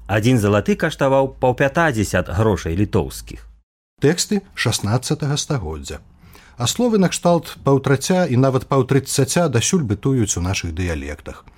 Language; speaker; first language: Belarusian; native; Belarusian